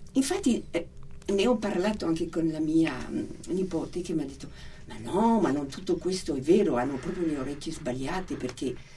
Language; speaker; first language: Italian; non-native, fluent; French